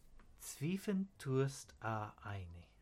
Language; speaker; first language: German; non-native, learner; English